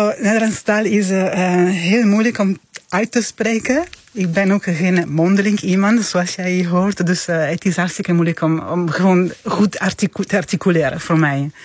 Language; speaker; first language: Dutch; non-native, fluent; Italian